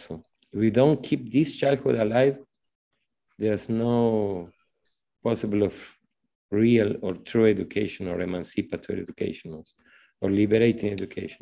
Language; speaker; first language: English; non-native, fluent; Spanish